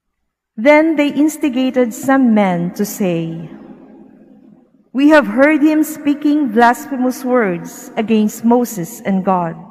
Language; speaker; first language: English; non-native, local second language; Filipino